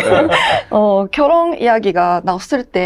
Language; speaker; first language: Korean; non-native, learner; Japanese